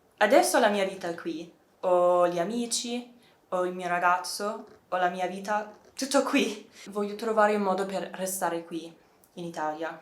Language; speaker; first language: Italian; non-native, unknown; English